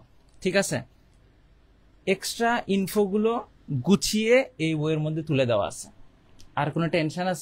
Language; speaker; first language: Bangla; native; Bangla